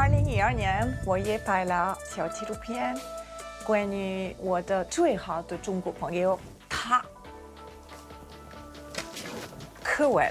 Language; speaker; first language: Chinese; non-native, fluent; French